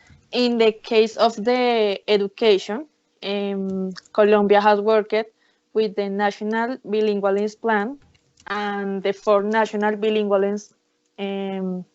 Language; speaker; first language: English; non-native, learner; Spanish